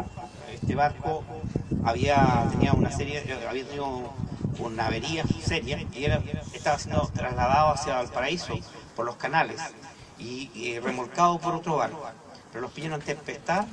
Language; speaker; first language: Spanish; native; Spanish